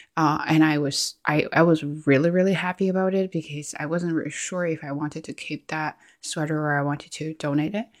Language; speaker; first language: English; non-native, fluent; Chinese